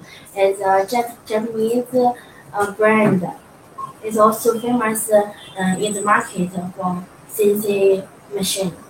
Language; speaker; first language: English; non-native, learner; Chinese